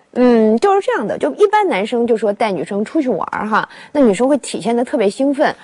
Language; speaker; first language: Chinese; native; Chinese